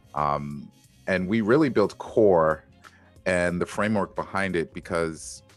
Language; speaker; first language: English; native; English